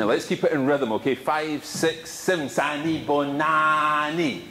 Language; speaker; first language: English; native; English